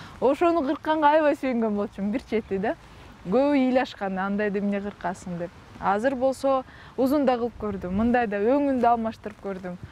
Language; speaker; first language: Kyrgyz; non-native, local second language; Russian